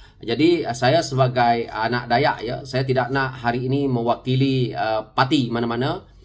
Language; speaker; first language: Malay; non-native, local second language; Iban